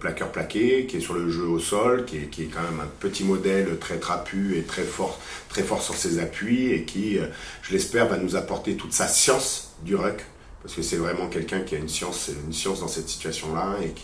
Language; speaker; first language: French; native; French